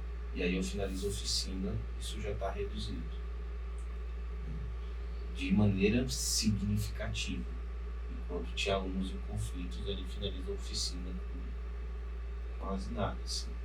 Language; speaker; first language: Portuguese; native; Portuguese